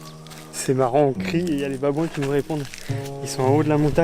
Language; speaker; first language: French; native; French